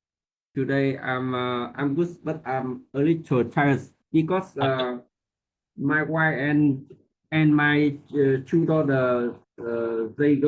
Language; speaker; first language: English; non-native, learner; Vietnamese